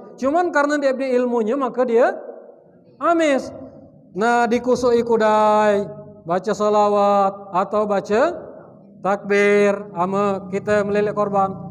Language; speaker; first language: Malay; native; Malay